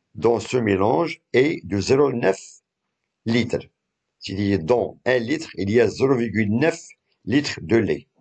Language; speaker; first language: French; non-native, local second language; Arabic